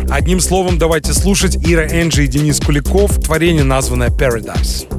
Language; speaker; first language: Russian; native; Russian